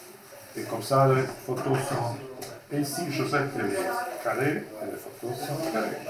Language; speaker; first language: French; non-native, fluent; Bosnian